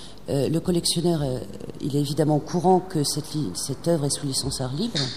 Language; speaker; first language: French; native; French